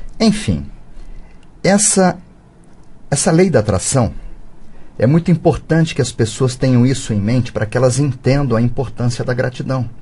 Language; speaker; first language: Portuguese; native; Portuguese